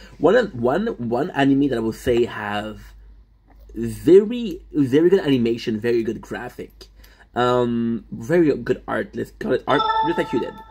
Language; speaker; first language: English; non-native, fluent; French